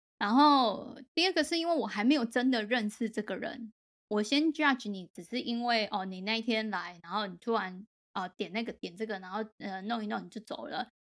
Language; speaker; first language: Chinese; native; Chinese